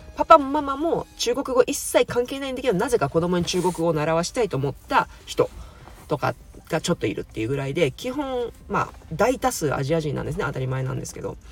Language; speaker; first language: Japanese; native; Japanese